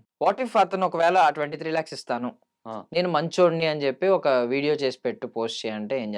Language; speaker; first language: Telugu; native; Telugu